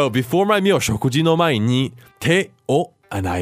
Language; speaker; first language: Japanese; non-native, fluent; English